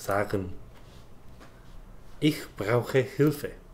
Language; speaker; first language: German; non-native, learner; English